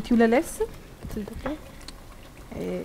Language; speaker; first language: French; non-native, learner; Hindi